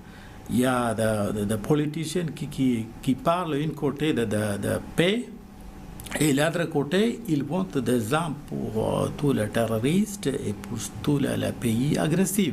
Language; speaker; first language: French; non-native, learner; Malayalam